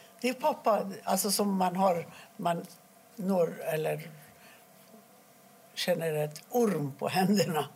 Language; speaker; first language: Swedish; non-native, fluent; Persian